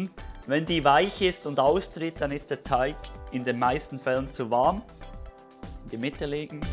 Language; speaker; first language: German; native; German